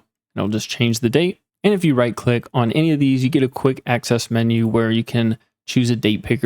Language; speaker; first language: English; native; English